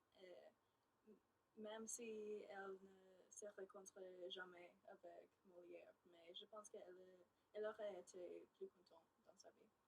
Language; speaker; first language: French; non-native, learner; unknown